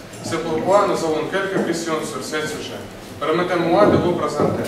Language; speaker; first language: French; non-native, learner; Russian